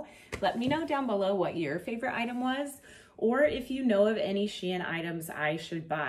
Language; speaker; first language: English; native; English